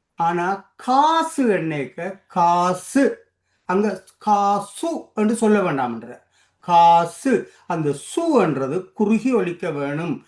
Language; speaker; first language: Tamil; native; Tamil